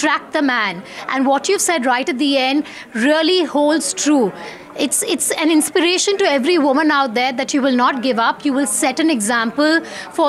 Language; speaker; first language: English; non-native, local second language; Hindi